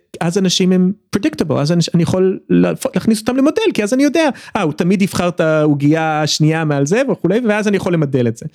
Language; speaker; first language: Hebrew; early bilingual, other home language; English